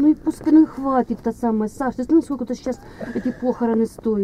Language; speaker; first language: Russian; native; Russian